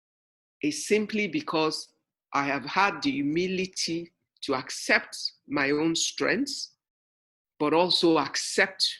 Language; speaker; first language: English; non-native, local second language; Yoruba